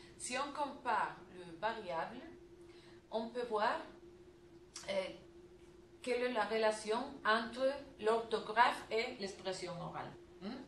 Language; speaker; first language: French; non-native, learner; Spanish